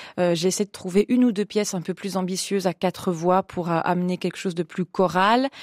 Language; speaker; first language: French; native; French